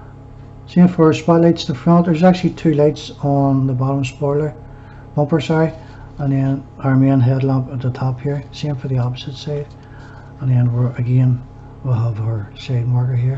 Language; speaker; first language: English; native; English